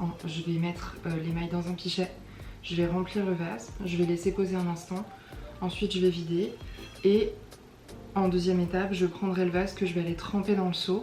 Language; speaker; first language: French; native; French